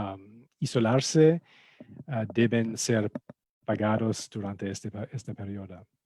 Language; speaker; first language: Spanish; non-native, fluent; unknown